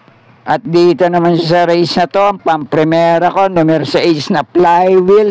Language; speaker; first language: Filipino; native; Filipino